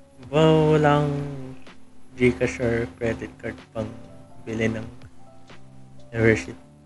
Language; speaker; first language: English; non-native, local second language; Filipino